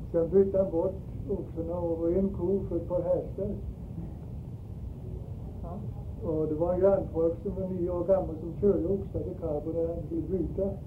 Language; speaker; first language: Swedish; early bilingual, heritage; Swedish